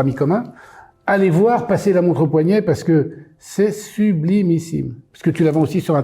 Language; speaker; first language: French; native; French